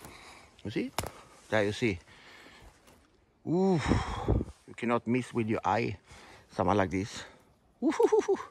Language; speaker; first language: English; non-native, learner; Swedish